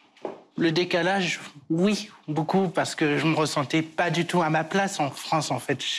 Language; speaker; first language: French; early bilingual, other home language; Portuguese